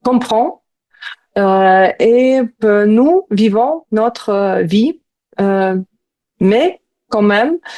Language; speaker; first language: French; non-native, fluent; Ukrainian